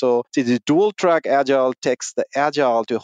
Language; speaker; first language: English; non-native, local second language; Bangla